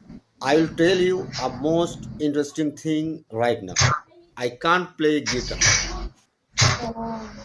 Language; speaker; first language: English; non-native, learner; Bangla